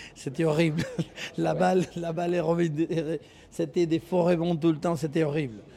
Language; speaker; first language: French; non-native, fluent; Spanish